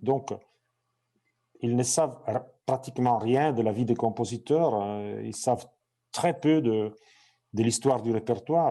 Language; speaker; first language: French; non-native, fluent; Italian